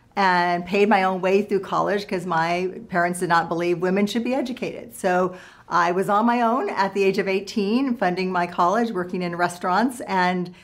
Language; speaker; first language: English; native; English